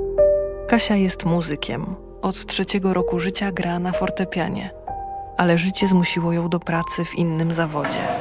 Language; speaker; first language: Polish; native; Polish